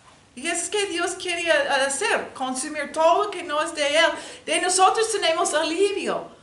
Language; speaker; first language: Spanish; non-native, learner; English